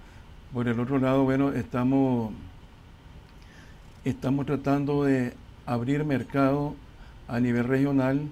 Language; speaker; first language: Spanish; native; Spanish